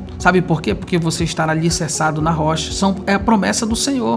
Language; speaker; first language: Portuguese; native; Portuguese